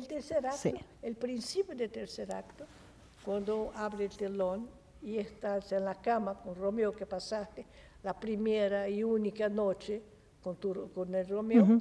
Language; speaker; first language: Spanish; non-native, fluent; Portuguese